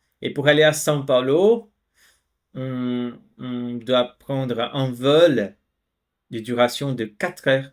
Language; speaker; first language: French; non-native, fluent; Portuguese